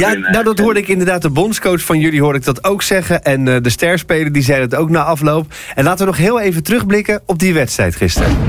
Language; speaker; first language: Dutch; native; Dutch